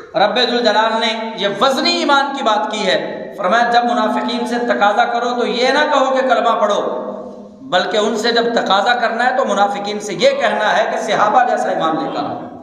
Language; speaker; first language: Urdu; non-native, local second language; Punjabi